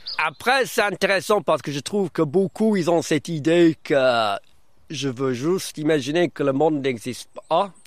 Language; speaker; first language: French; non-native, fluent; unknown